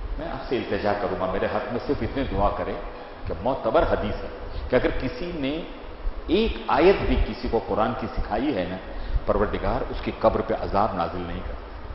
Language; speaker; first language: Urdu; non-native, local second language; Gujarati